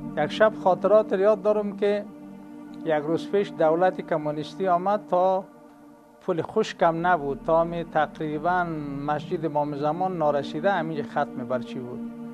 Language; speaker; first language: Persian; native; Persian